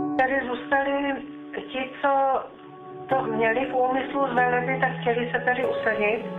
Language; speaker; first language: Czech; non-native, local second language; German